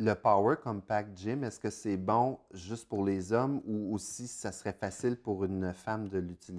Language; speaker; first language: French; native; French